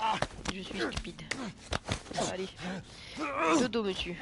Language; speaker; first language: French; native; French